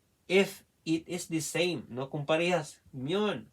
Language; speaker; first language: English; non-native, learner; Filipino